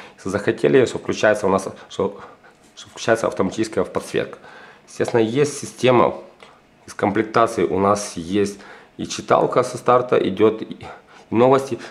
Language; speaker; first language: Russian; non-native, local second language; Ukrainian